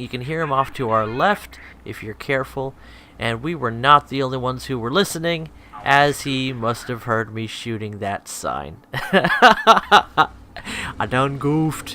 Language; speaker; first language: English; native; English